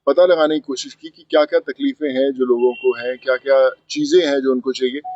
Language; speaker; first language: Hindi; non-native, local second language; Punjabi